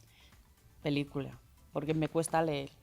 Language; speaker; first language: Spanish; non-native, learner; Chinese